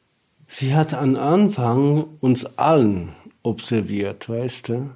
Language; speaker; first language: German; non-native, learner; Polish